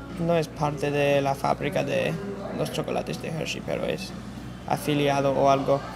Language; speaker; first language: Spanish; non-native, fluent; English